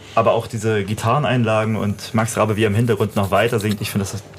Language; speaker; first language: German; native; German